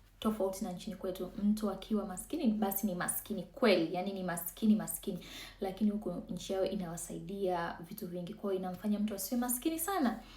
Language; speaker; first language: Swahili; native; Swahili